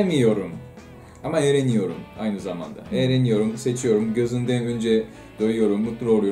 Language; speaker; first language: Turkish; non-native, fluent; Japanese